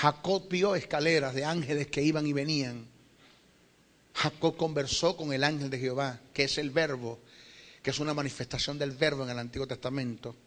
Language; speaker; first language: Spanish; native; Spanish